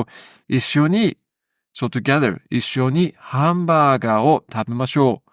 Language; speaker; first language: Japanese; non-native, learner; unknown